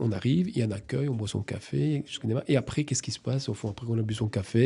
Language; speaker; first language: French; native; French